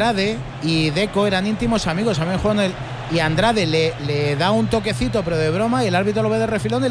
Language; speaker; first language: Spanish; native; Spanish